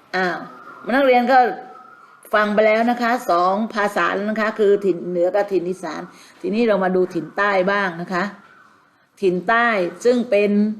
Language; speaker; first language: Thai; native; Thai